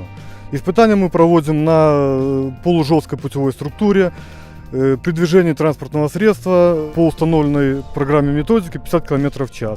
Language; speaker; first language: Russian; native; Russian